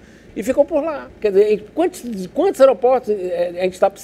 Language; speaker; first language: Portuguese; native; Portuguese